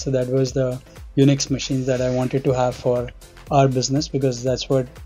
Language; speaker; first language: English; non-native, local second language; Hindi